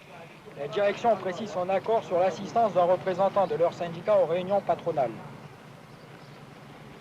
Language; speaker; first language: French; native; French